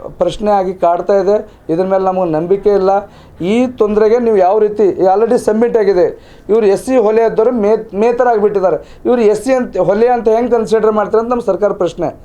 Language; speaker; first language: Kannada; native; Kannada